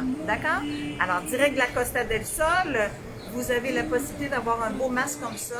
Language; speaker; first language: French; native; French